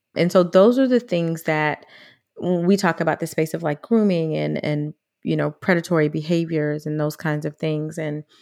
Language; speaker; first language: English; native; English